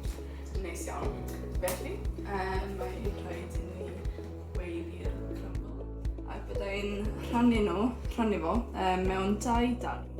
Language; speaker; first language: Welsh; non-native, learner; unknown